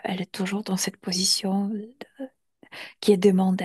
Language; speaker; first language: French; non-native, fluent; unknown